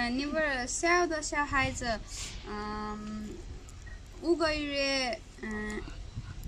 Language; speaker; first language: Chinese; non-native, learner; Nepali